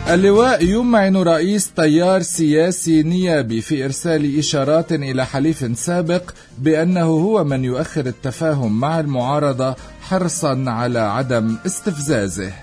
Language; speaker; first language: Arabic; native; Arabic